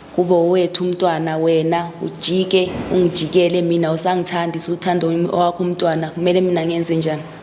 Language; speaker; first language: Zulu; native; Zulu